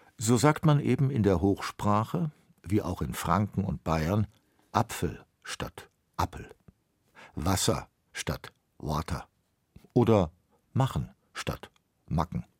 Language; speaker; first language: German; native; German